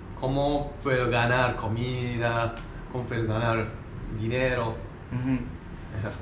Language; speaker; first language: Spanish; non-native, learner; Japanese